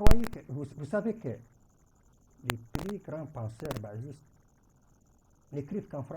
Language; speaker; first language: French; non-native, local second language; Arabic